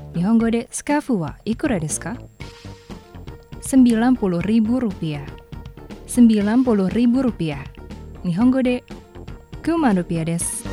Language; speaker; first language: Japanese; non-native, fluent; Indonesian